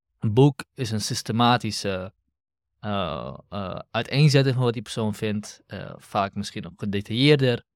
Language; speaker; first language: Dutch; early bilingual, other home language; Kurdish